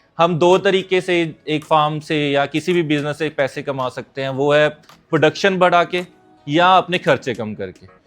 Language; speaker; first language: Hindi; non-native, local second language; Punjabi